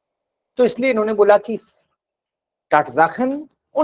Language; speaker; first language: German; non-native, fluent; Hindi